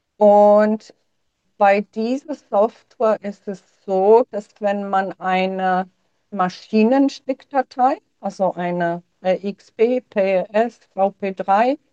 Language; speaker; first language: German; non-native, fluent; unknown